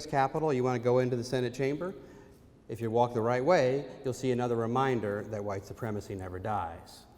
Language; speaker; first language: English; native; English